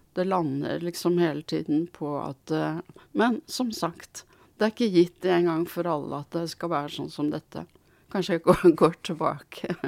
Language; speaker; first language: Norwegian; early bilingual, other home language; Swedish